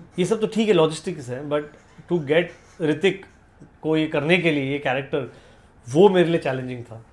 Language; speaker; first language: Hindi; native; Hindi